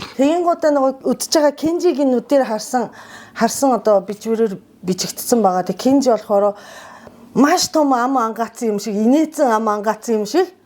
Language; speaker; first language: Mongolian; non-native, fluent; Japanese